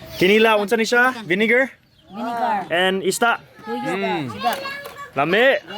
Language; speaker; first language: Cebuano; non-native, learner; English